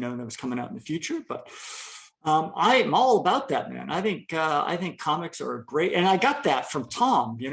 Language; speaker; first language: English; native; English